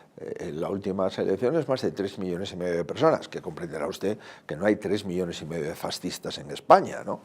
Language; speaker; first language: Spanish; native; Spanish